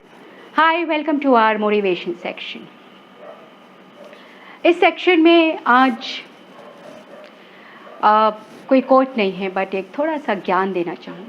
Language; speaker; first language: Hindi; native; Hindi